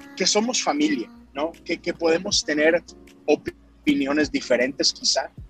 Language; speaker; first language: Spanish; native; Spanish